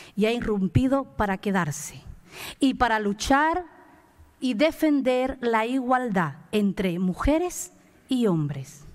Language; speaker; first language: Spanish; native; Spanish